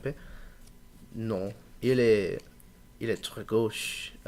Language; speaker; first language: French; non-native, learner; English